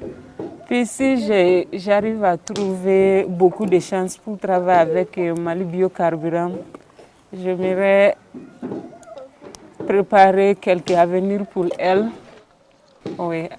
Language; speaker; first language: French; non-native, local second language; Bambara